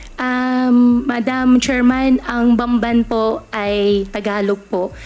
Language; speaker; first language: Filipino; native; Filipino